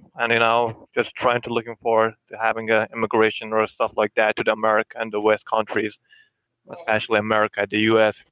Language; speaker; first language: English; non-native, fluent; Persian